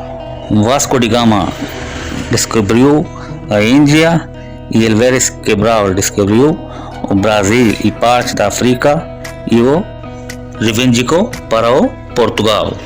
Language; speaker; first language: Portuguese; non-native, learner; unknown